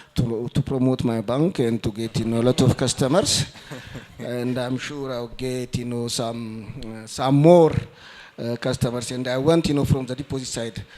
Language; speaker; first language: English; non-native, local second language; Amharic